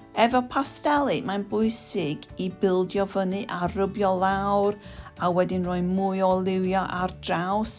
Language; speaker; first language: Welsh; non-native, fluent; English